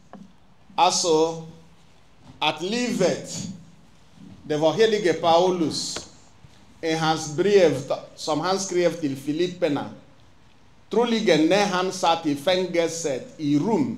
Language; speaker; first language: Swedish; non-native, fluent; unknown